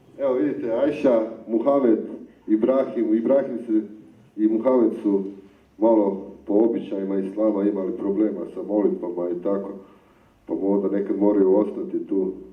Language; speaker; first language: Croatian; native; Croatian